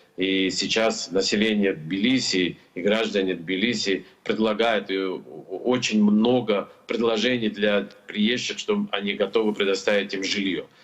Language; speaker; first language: Russian; non-native, local second language; Georgian